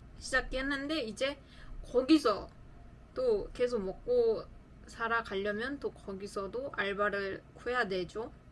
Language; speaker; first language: Korean; non-native, fluent; Uzbek